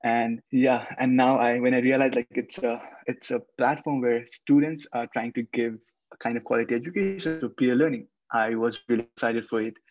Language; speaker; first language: English; non-native, local second language; Nepali